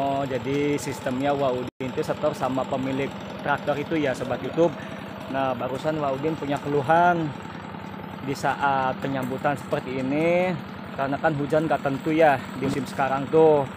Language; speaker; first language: Indonesian; native; Indonesian